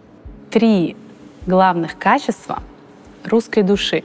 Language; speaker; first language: Russian; native; Russian